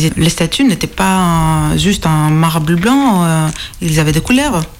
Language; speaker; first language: French; non-native, fluent; Greek